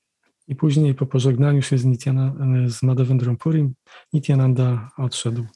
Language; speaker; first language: Polish; native; Polish